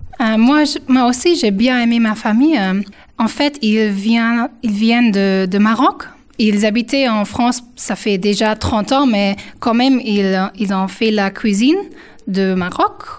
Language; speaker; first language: French; non-native, fluent; German